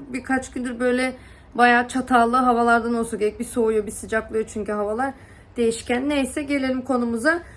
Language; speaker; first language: Turkish; early bilingual, heritage; Turkish